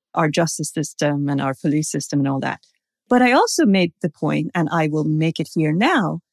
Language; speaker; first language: English; non-native, fluent; Persian